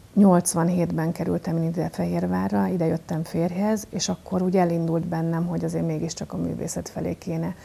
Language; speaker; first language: Hungarian; native; Hungarian